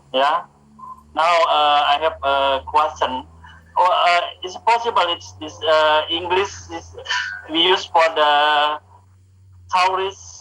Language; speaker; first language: English; non-native, learner; Indonesian